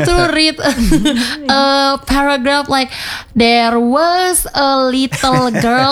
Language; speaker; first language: English; non-native, fluent; Indonesian